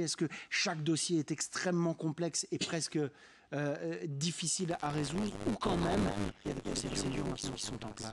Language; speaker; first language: French; native; French